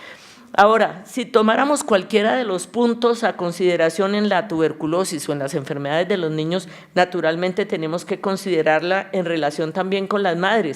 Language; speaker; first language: Spanish; native; Spanish